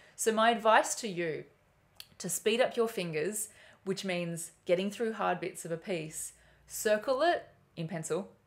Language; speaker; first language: English; native; English